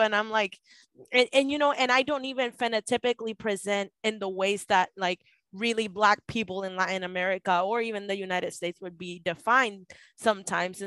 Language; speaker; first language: English; non-native, fluent; Spanish